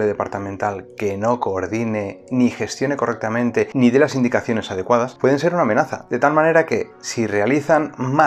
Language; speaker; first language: Spanish; native; Spanish